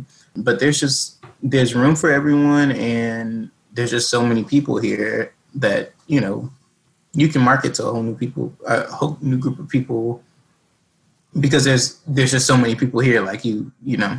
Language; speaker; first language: English; native; English